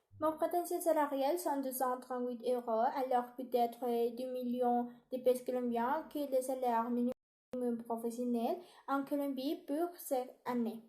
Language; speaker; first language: French; non-native, learner; Spanish